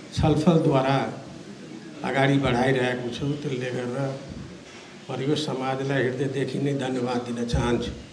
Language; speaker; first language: Nepali; non-native, local second language; Maithili